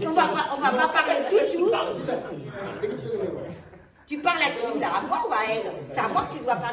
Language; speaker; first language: French; native; French